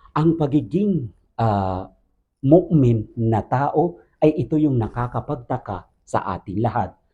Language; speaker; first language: Filipino; non-native, local second language; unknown